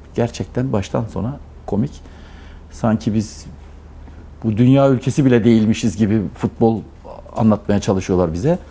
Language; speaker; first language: Turkish; native; Turkish